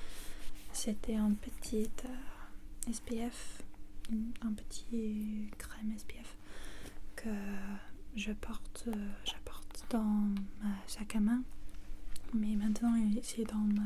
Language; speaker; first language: French; non-native, learner; English